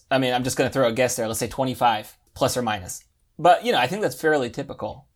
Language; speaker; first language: English; native; English